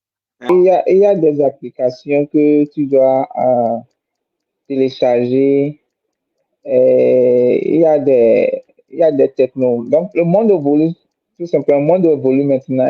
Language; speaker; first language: French; non-native, fluent; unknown